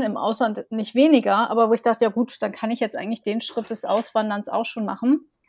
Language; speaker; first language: German; native; German